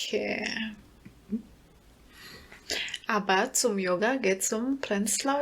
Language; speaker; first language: German; non-native, fluent; Indonesian